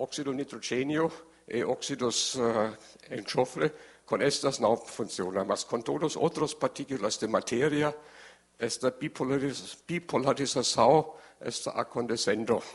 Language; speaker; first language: Portuguese; non-native, learner; German